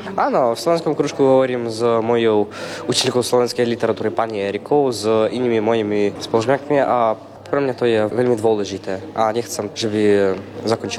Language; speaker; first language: Slovak; non-native, learner; Russian